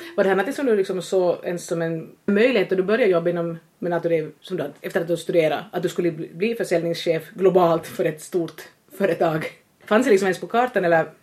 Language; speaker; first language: Swedish; native; Swedish